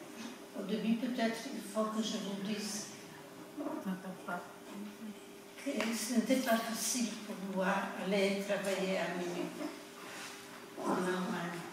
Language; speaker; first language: French; non-native, fluent; Polish